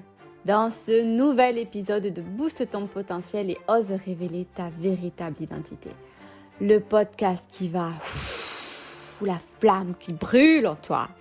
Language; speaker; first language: French; native; French